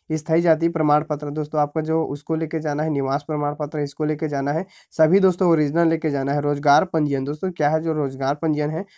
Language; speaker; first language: Hindi; native; Hindi